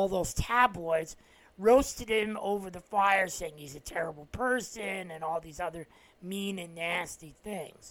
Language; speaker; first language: English; native; English